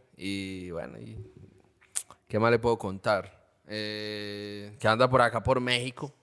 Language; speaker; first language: Spanish; native; Spanish